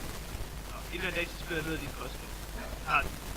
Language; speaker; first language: Danish; native; Danish